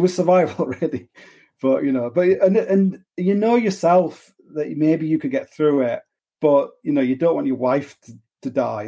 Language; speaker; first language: English; native; English